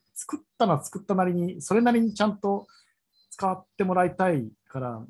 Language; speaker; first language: Japanese; native; Japanese